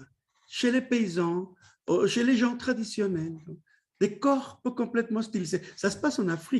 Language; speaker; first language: French; non-native, fluent; Spanish